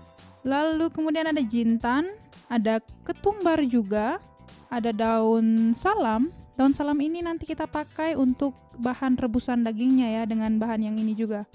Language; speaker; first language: Indonesian; native; Indonesian